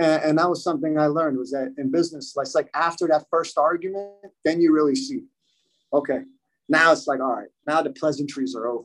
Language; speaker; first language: English; native; English